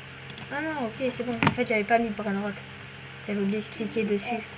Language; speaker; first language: French; native; French